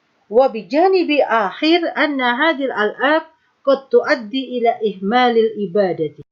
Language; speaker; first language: Arabic; non-native, fluent; Indonesian